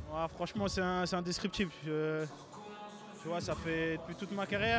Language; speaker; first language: French; native; French